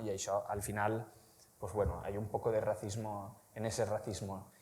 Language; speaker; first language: Spanish; non-native, local second language; Catalan